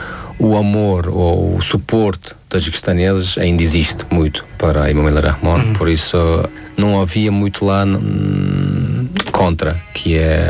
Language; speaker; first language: Portuguese; non-native, learner; Tajik